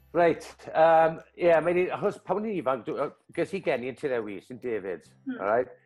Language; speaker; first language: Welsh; native; Welsh